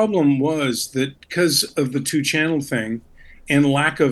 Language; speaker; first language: English; native; English